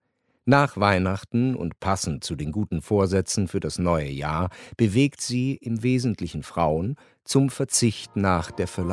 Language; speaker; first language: German; native; German